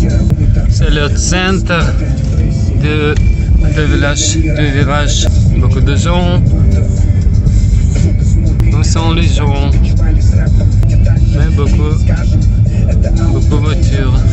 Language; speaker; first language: French; non-native, learner; Russian